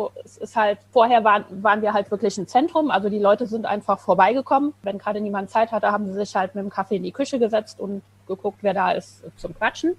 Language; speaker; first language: German; native; German